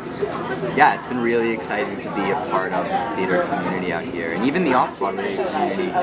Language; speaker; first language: English; early bilingual, other home language; Hebrew